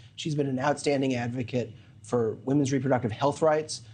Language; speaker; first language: English; native; English